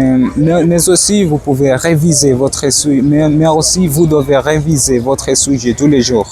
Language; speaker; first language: French; non-native, learner; Swahili